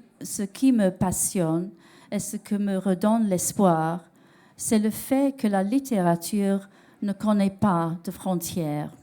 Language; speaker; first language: French; non-native, learner; English